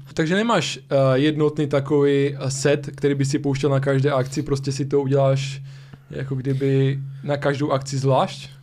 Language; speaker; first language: Czech; early bilingual, other home language; Slovak